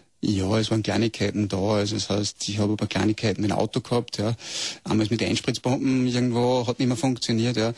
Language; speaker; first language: German; native; German